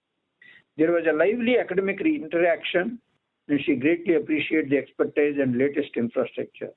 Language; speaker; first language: English; non-native, local second language; Telugu